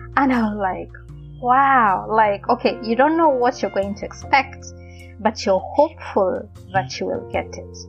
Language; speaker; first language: English; non-native, local second language; Gusii